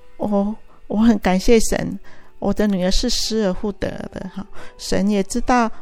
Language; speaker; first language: Chinese; native; Chinese